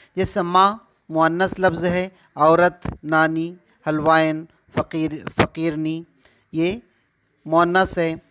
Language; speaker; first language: Urdu; native; Urdu